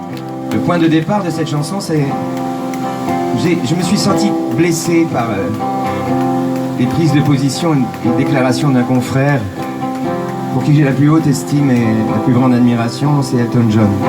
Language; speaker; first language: French; native; French